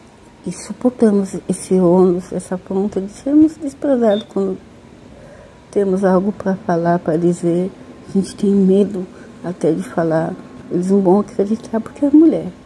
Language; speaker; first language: Portuguese; native; Portuguese